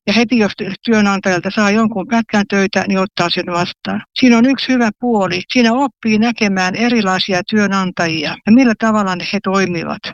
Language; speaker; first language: Finnish; native; Finnish